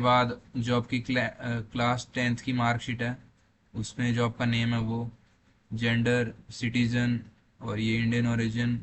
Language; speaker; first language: Hindi; native; Hindi